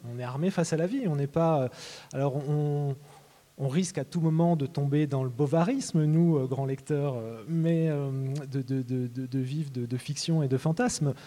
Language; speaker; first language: French; native; French